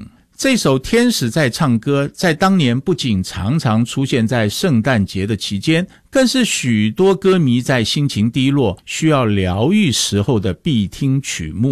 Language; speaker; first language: Chinese; native; Chinese